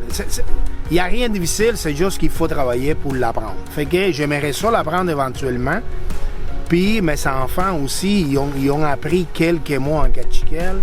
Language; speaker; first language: French; native; French